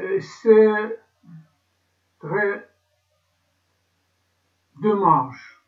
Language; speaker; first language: French; non-native, learner; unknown